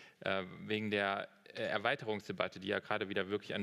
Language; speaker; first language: German; native; German